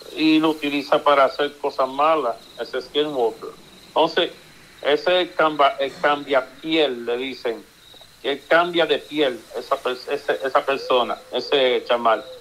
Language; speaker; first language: Spanish; early bilingual, heritage; Spanish